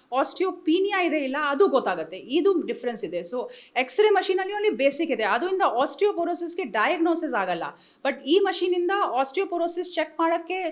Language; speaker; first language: Kannada; non-native, learner; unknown